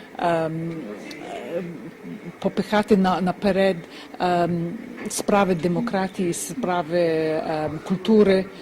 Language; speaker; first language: Ukrainian; early bilingual, heritage; Ukrainian